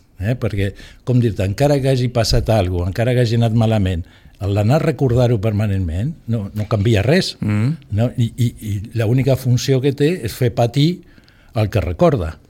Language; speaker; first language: Catalan; non-native, local second language; Spanish